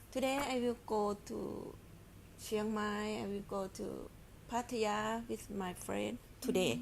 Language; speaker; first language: English; non-native, learner; Thai